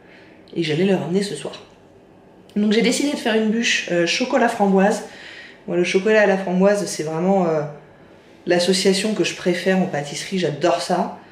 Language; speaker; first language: French; native; French